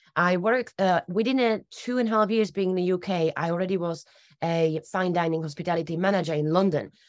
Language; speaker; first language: English; non-native, fluent; Slovak